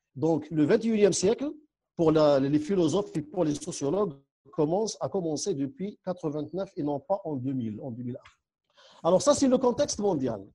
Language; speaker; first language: French; non-native, local second language; Central Atlas Tamazight